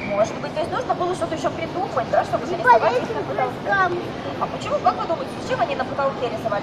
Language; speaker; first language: Russian; native; Russian